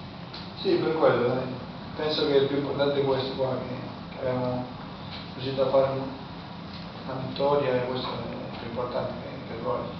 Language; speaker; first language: Italian; non-native, fluent; Spanish